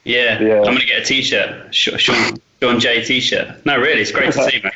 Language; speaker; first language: English; native; English